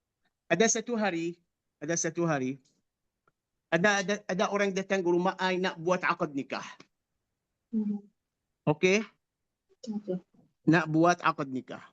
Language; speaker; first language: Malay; non-native, fluent; Arabic